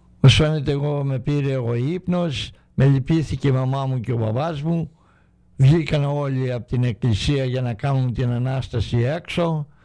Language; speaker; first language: Greek; native; Greek